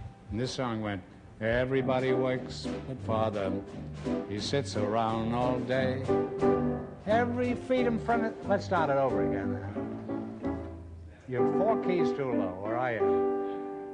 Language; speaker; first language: English; native; English